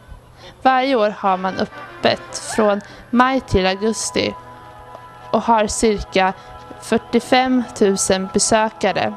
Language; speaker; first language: Swedish; native; Swedish